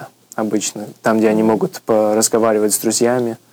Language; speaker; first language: Russian; early bilingual, heritage; Russian